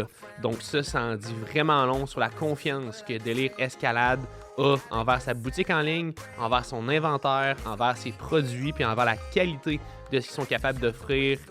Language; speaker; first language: French; native; French